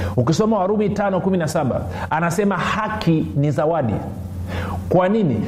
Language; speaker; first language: Swahili; native; Swahili